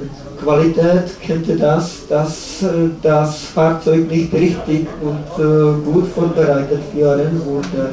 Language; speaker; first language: German; non-native, learner; Czech